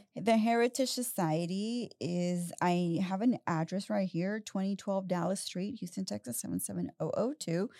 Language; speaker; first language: English; native; English